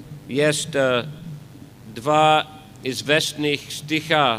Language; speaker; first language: Russian; non-native, fluent; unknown